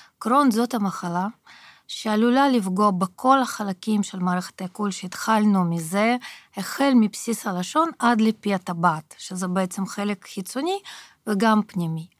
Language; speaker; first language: Hebrew; early bilingual, other home language; Russian